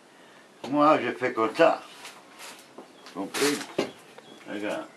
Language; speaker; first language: French; non-native, learner; Italian